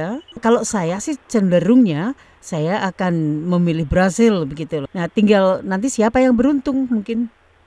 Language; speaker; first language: Indonesian; native; Indonesian